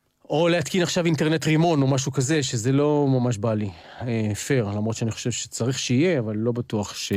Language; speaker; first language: Hebrew; native; Hebrew